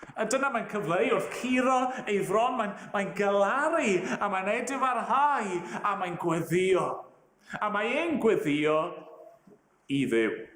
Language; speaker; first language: Welsh; native; Welsh